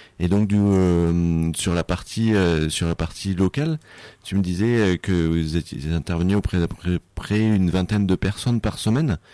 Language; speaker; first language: French; native; French